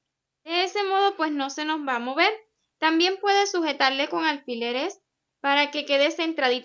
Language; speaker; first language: Spanish; native; Spanish